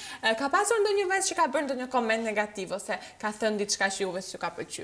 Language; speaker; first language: Albanian; native; Albanian